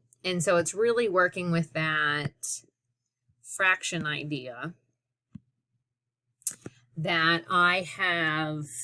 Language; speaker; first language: English; native; English